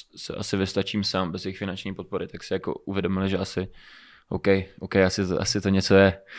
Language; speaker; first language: Czech; early bilingual, other home language; Romanian